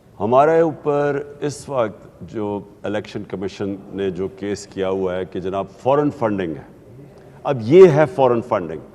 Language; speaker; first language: Urdu; native; Urdu